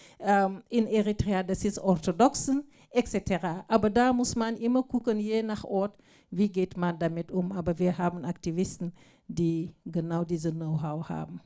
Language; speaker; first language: German; non-native, fluent; Fula